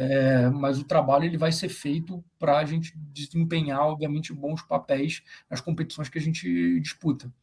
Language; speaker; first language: Portuguese; native; Portuguese